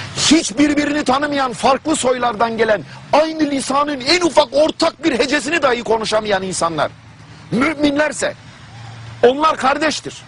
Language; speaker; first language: Turkish; non-native, fluent; German